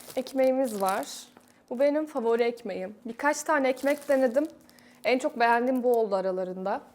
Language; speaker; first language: Turkish; native; Turkish